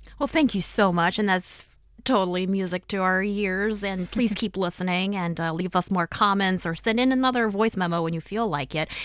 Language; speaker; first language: English; non-native, fluent; Chinese